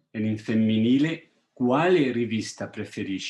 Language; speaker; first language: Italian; non-native, fluent; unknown